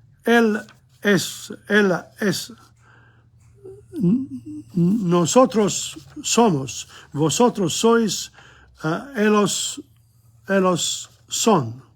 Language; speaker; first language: Spanish; non-native, fluent; English